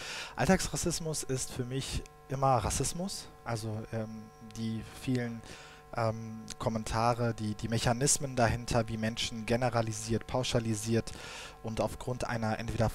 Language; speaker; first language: German; early bilingual, other home language; Kurdish